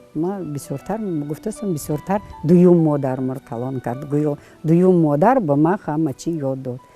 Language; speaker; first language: Tajik; non-native, fluent; Russian